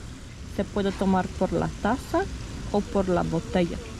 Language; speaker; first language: Spanish; non-native, fluent; Portuguese